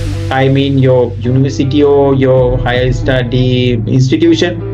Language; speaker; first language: English; non-native, fluent; Sinhala